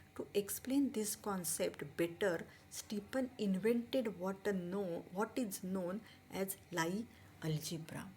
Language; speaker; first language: English; non-native, local second language; Marathi